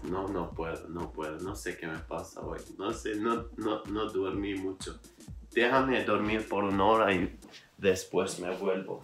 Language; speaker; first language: Spanish; non-native, learner; Albanian